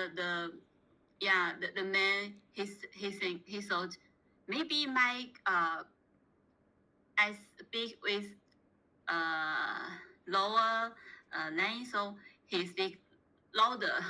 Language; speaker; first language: English; non-native, learner; Chinese